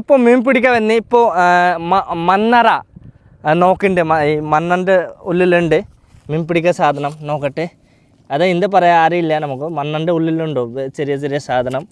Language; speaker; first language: Malayalam; non-native, learner; Bangla